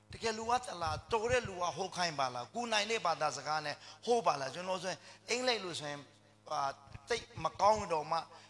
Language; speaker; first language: Burmese; non-native, local second language; Hakha Chin